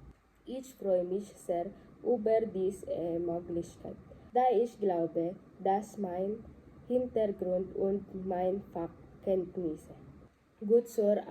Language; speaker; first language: German; non-native, learner; Filipino